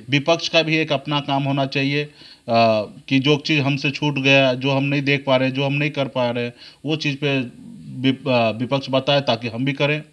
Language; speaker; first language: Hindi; native; Hindi